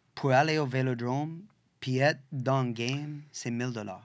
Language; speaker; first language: French; non-native, fluent; English